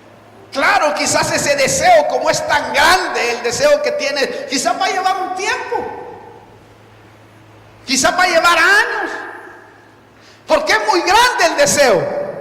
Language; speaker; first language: Spanish; native; Spanish